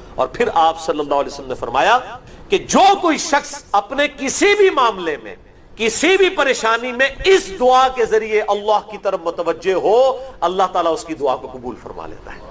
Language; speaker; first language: Urdu; non-native, local second language; Punjabi